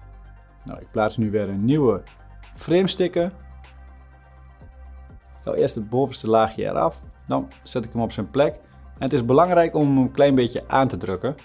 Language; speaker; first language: Dutch; native; Dutch